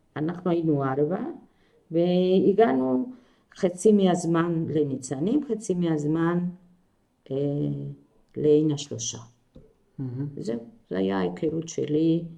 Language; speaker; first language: Hebrew; non-native, fluent; Spanish